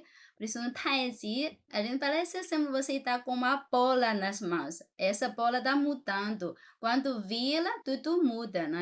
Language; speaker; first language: Portuguese; non-native, fluent; Chinese